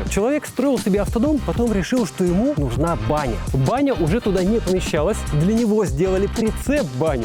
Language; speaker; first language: Russian; native; Russian